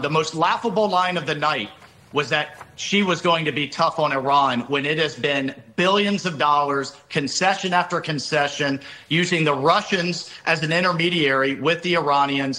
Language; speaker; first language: English; native; English